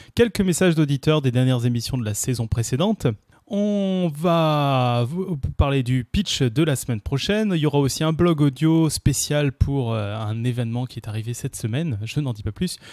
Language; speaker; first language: French; native; French